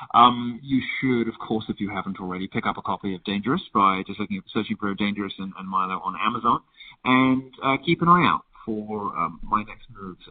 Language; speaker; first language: English; native; English